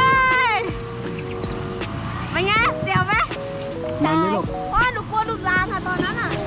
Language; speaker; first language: Thai; native; Thai